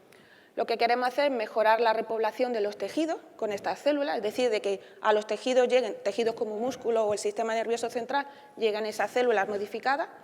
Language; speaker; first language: Spanish; native; Spanish